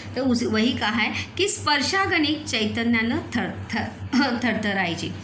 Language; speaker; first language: Hindi; non-native, local second language; Marathi